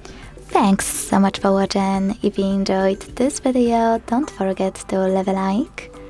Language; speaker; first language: English; non-native, fluent; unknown